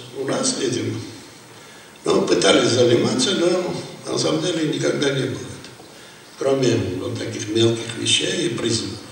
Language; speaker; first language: Russian; non-native, local second language; Armenian